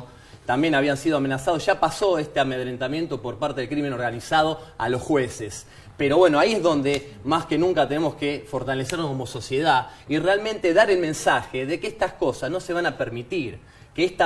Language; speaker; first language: Spanish; native; Spanish